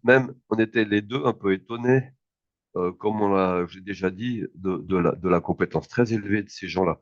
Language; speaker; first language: French; native; French